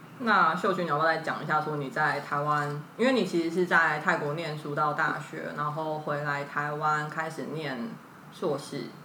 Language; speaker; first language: Chinese; native; Chinese